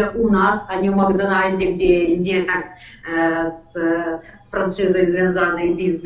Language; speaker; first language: Polish; non-native, learner; Ukrainian